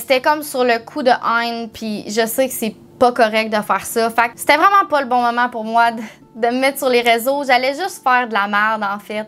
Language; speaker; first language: French; native; French